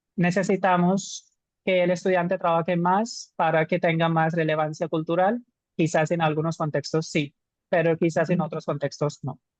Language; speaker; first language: Spanish; non-native, fluent; Hindi